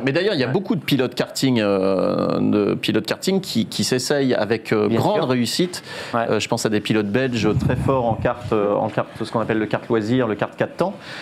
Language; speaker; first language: French; native; French